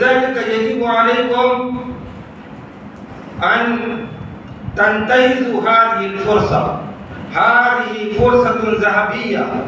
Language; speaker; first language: Arabic; non-native, fluent; Urdu